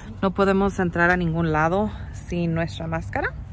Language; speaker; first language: Spanish; early bilingual, heritage; Spanish